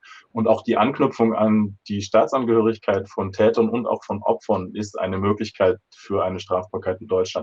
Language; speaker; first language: German; native; German